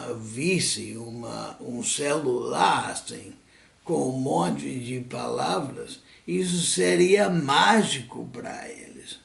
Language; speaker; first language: Portuguese; non-native, fluent; English